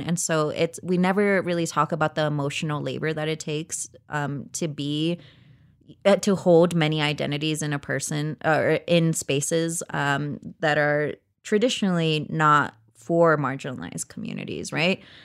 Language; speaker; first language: English; early bilingual, other home language; Spanish